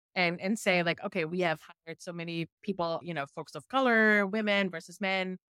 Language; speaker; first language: English; non-native, fluent; German